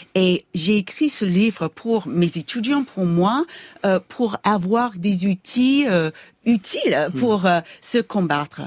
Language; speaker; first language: French; non-native, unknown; English